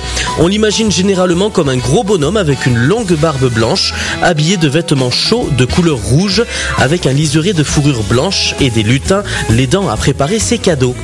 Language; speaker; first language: French; native; French